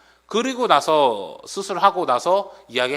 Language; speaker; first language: Korean; native; Korean